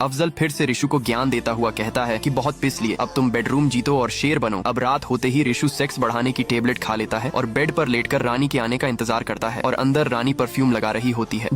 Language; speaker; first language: Hindi; native; Hindi